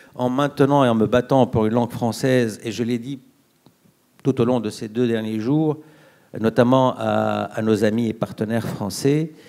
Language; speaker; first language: French; non-native, local second language; Arabic